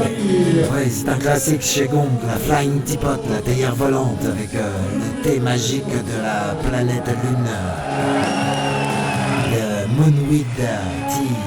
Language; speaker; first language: French; native; French